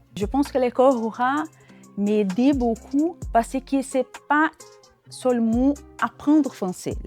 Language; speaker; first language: French; non-native, learner; Portuguese